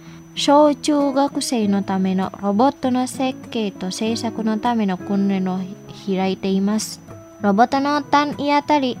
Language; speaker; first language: Japanese; non-native, fluent; Indonesian